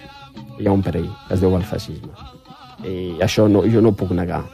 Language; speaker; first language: Catalan; non-native, fluent; Riffian